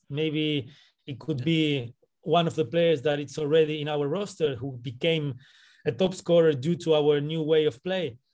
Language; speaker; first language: English; non-native, fluent; Spanish